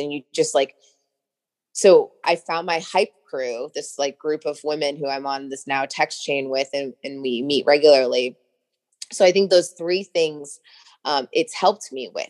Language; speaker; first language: English; native; English